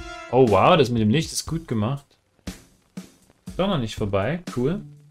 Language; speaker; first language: German; native; German